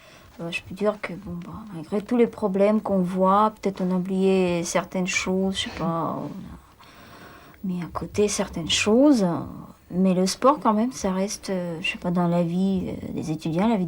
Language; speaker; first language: French; non-native, fluent; Russian